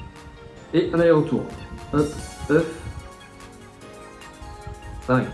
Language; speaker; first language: French; native; French